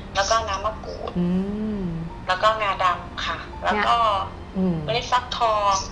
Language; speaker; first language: Thai; native; Thai